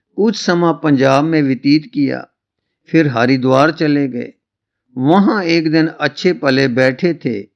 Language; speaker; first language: Hindi; non-native, local second language; Punjabi